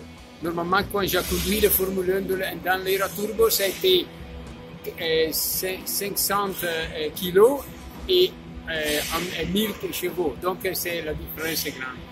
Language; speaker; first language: French; non-native, learner; Italian